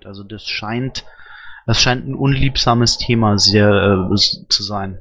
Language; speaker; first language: German; native; German